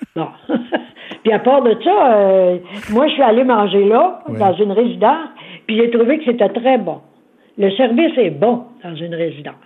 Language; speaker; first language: French; native; French